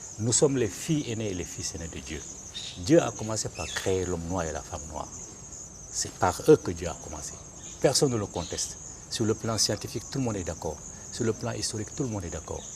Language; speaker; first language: French; non-native, local second language; Bambara